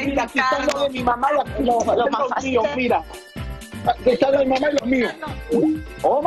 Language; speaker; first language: Spanish; native; Spanish